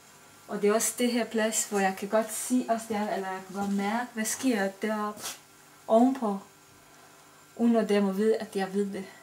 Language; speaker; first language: Danish; non-native, fluent; Romanian